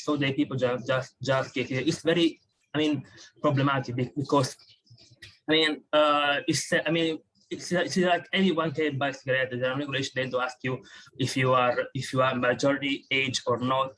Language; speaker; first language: English; non-native, fluent; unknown